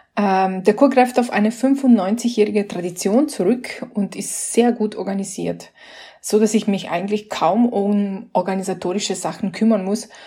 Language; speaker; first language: German; non-native, fluent; Slovenian